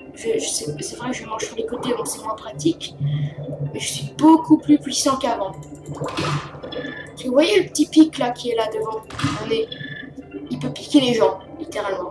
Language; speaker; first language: French; native; French